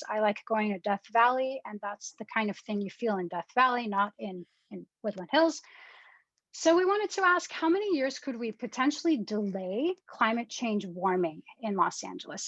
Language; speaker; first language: English; native; English